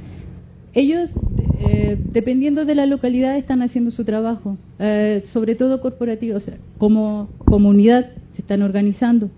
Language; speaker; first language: Spanish; native; Spanish